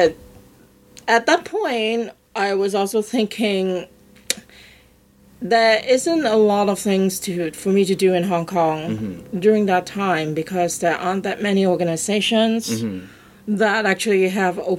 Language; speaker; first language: English; non-native, local second language; Cantonese